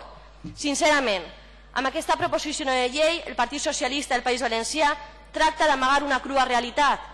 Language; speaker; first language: Catalan; native; Catalan